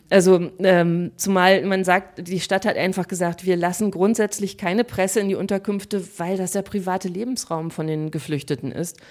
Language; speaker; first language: German; native; German